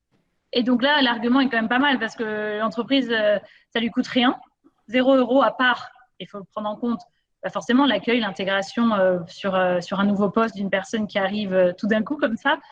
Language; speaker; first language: French; native; French